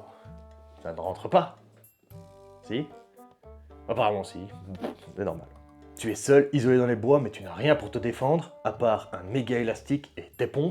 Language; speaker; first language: French; native; French